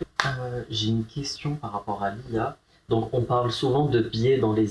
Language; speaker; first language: French; native; French